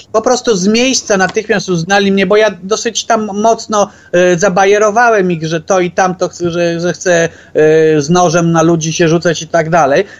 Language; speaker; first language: Polish; native; Polish